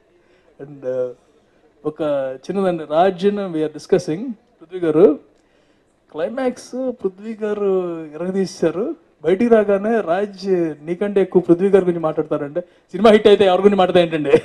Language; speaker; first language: Telugu; native; Telugu